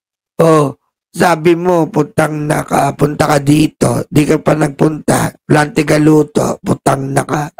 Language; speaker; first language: Filipino; native; Filipino